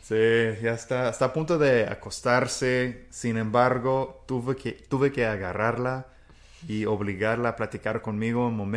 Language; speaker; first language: Spanish; non-native, fluent; English